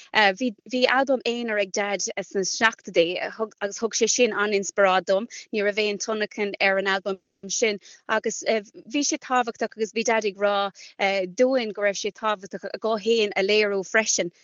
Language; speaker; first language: Irish; non-native, local second language; English